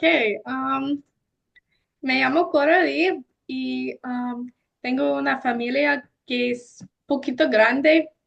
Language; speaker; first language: Spanish; non-native, learner; English